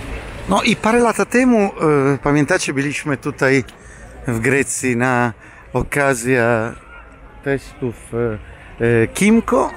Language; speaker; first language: Polish; non-native, fluent; Italian